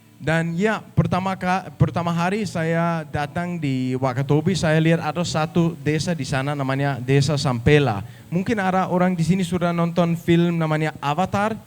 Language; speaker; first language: Indonesian; non-native, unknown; Danish